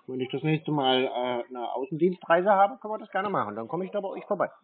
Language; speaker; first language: German; native; German